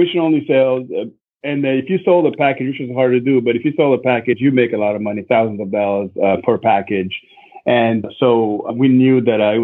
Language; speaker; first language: English; non-native, local second language; Kinyarwanda